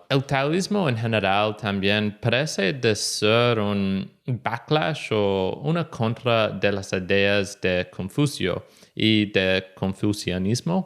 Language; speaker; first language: Spanish; non-native, fluent; English